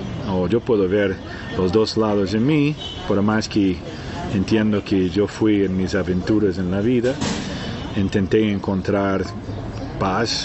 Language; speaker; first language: Spanish; non-native, fluent; Portuguese